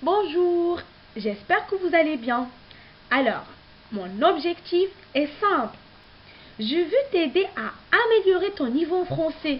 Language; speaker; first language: French; non-native, local second language; Arabic